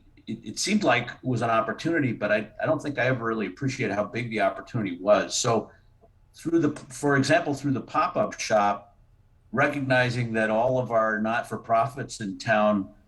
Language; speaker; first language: English; native; English